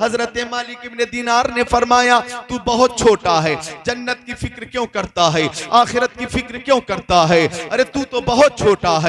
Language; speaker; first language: Hindi; native; Hindi